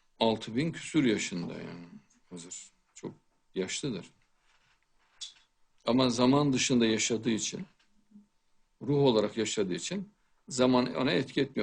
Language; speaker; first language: Turkish; native; Turkish